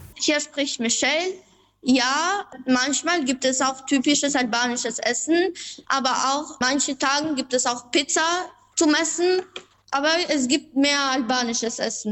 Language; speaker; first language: German; non-native, fluent; Albanian